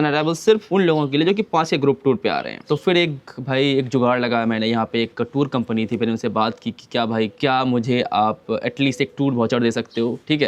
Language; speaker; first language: Hindi; native; Hindi